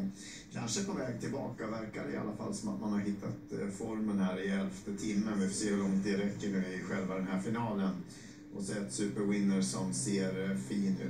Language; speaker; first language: Swedish; native; Swedish